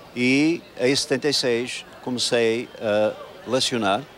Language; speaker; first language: Portuguese; native; Portuguese